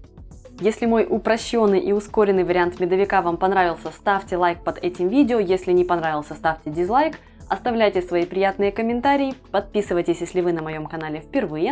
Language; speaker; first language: Russian; native; Russian